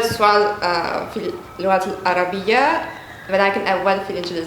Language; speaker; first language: Arabic; non-native, learner; Turkish